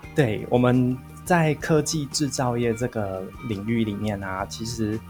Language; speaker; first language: Chinese; native; Chinese